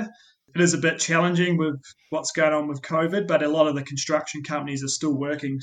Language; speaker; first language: English; native; English